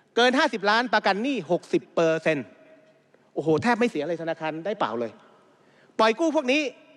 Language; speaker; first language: Thai; native; Thai